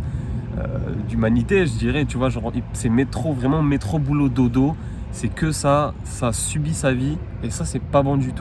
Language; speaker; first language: French; native; French